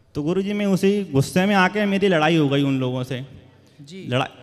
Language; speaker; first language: Hindi; native; Hindi